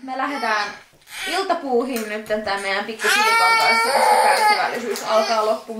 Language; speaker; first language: Finnish; native; Finnish